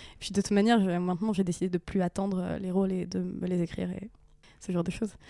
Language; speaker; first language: French; native; French